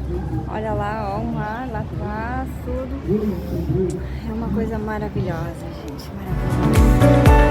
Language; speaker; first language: Portuguese; native; Portuguese